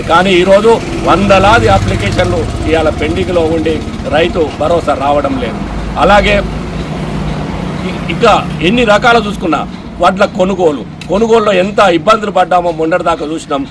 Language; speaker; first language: Telugu; native; Telugu